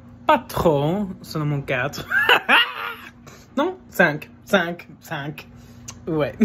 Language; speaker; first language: French; non-native, fluent; English